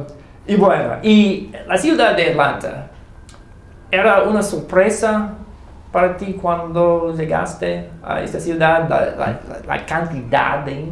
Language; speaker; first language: Spanish; non-native, learner; English